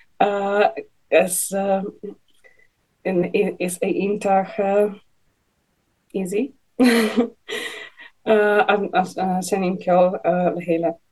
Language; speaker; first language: Irish; non-native, learner; Polish